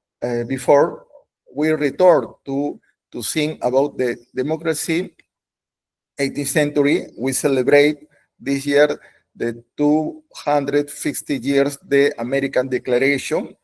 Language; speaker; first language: English; non-native, learner; Spanish